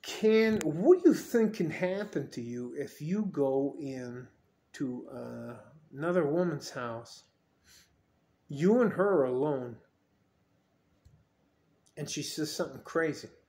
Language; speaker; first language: English; native; English